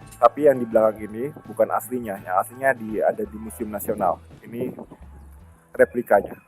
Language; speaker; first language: Indonesian; native; Indonesian